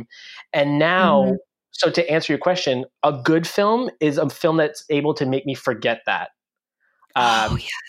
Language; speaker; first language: English; non-native, fluent; French